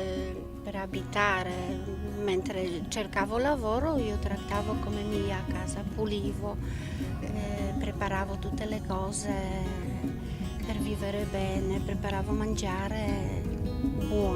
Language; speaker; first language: Italian; non-native, learner; Polish